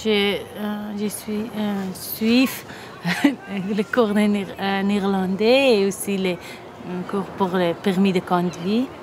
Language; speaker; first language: French; non-native, learner; Persian